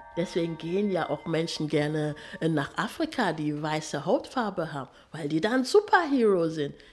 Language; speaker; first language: German; early bilingual, other home language; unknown